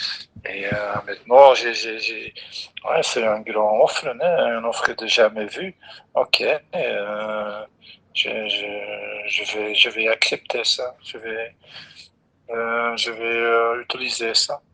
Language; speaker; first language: French; non-native, local second language; Dutch